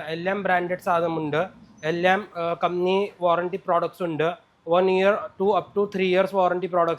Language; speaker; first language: Malayalam; non-native, fluent; Hindi